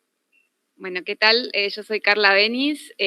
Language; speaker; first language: Spanish; native; Spanish